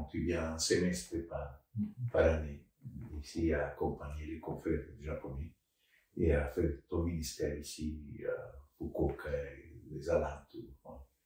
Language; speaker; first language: French; non-native, fluent; Spanish